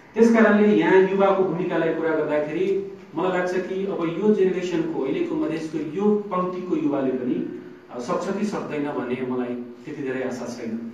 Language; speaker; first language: Nepali; non-native, local second language; Maithili